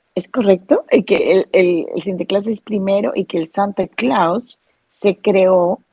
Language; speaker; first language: Spanish; native; Spanish